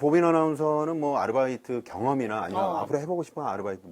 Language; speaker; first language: Korean; native; Korean